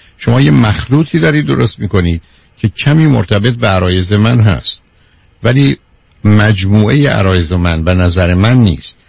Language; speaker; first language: Persian; native; Persian